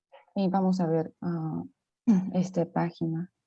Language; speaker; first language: Spanish; non-native, fluent; Chinese